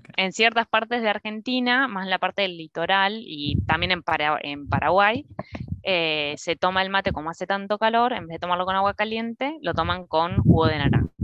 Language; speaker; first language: Spanish; native; Spanish